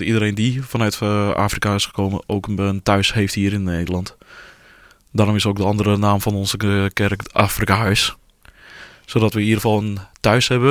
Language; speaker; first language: Dutch; early bilingual, other home language; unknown